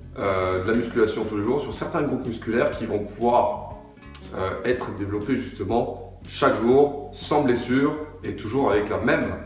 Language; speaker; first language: French; native; French